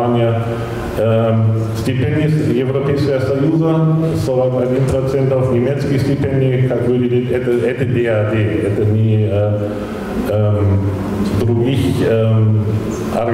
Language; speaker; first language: Russian; non-native, fluent; German